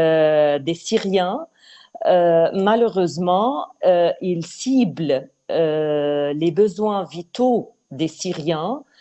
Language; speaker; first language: French; non-native, fluent; Arabic